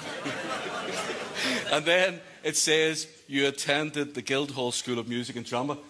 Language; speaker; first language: English; native; English